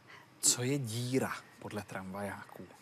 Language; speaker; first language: Czech; native; Czech